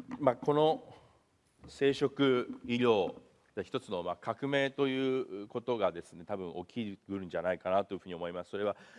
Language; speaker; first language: Japanese; native; Japanese